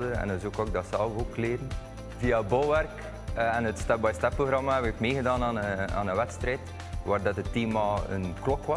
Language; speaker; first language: Dutch; native; Dutch